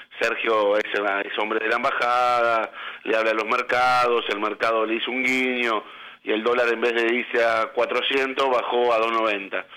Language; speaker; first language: Spanish; native; Spanish